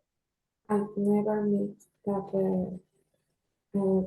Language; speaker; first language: English; non-native, learner; Spanish